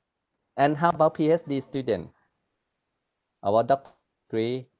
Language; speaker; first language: English; non-native, learner; Thai